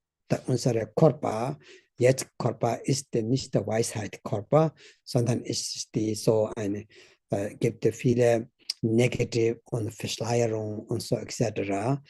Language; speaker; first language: German; non-native, learner; Tibetan